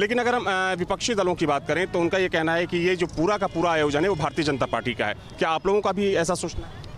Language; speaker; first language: Hindi; native; Hindi